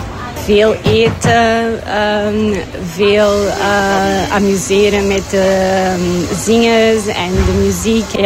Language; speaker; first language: Dutch; non-native, learner; Portuguese